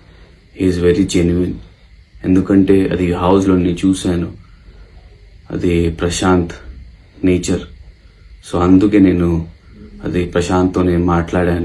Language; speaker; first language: Telugu; non-native, local second language; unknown